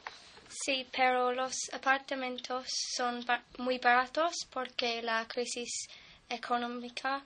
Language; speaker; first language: Spanish; non-native, learner; English